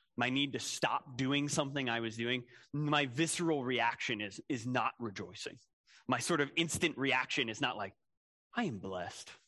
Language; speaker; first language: English; native; English